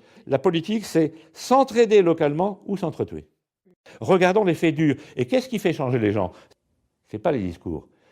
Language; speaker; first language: French; native; French